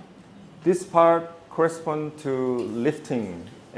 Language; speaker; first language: English; non-native, fluent; Korean